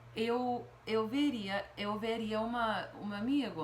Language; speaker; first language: Portuguese; non-native, fluent; English